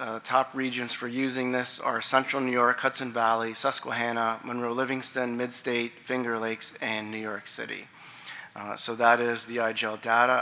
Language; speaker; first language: English; native; English